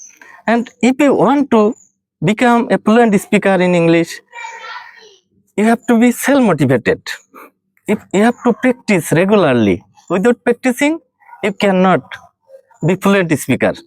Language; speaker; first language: English; non-native, learner; Bangla